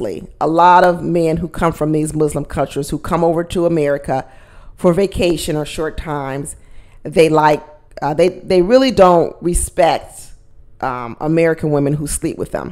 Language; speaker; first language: English; native; English